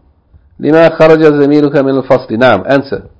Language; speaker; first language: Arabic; non-native, fluent; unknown